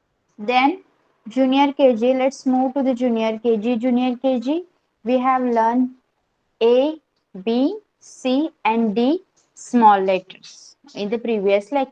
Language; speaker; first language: English; non-native, local second language; Marathi